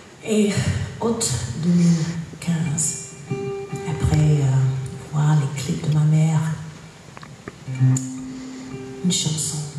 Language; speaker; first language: French; non-native, learner; English